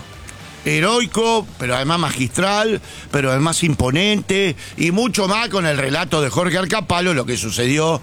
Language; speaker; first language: Spanish; native; Spanish